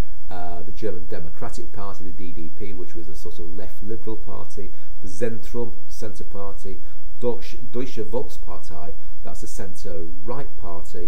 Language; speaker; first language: English; native; English